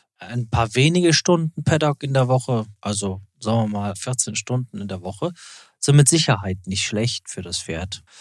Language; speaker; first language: German; native; German